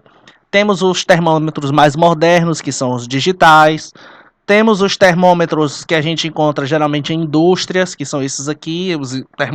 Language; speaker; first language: Portuguese; native; Portuguese